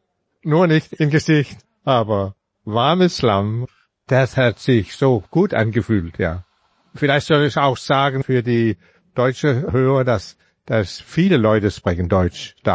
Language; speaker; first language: German; non-native, fluent; Danish